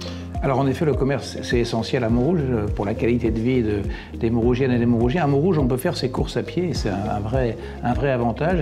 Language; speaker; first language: French; native; French